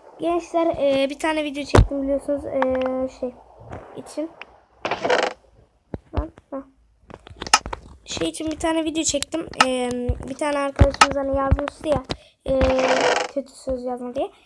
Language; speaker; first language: Turkish; native; Turkish